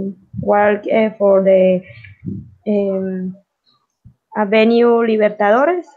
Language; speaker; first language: English; non-native, learner; Spanish